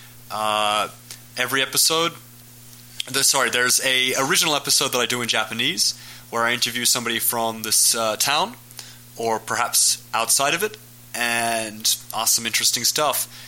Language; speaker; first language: English; native; English